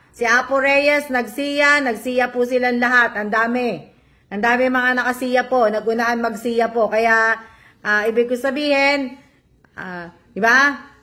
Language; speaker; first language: Filipino; native; Filipino